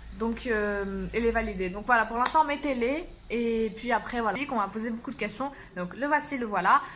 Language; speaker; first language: French; early bilingual, other home language; Arabic